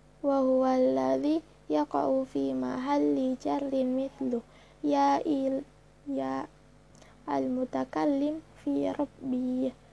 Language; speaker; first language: Arabic; non-native, learner; Indonesian